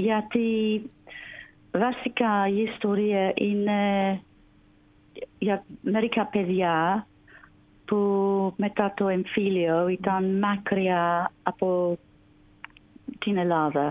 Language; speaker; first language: Greek; non-native, learner; English